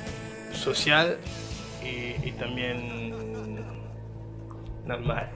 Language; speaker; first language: Spanish; non-native, fluent; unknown